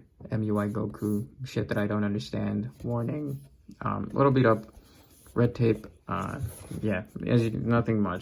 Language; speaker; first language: English; native; English